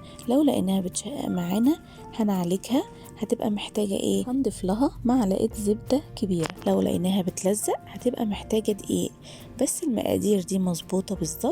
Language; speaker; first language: Arabic; native; Arabic